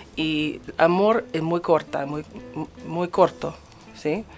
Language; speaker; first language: Spanish; non-native, learner; English